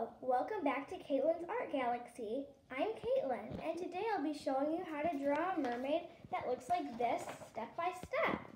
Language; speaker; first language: English; native; English